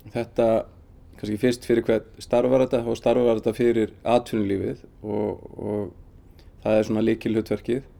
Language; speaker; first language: Icelandic; native; Icelandic